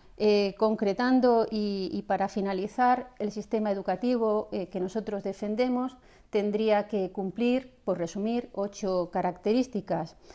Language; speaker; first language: Spanish; native; Spanish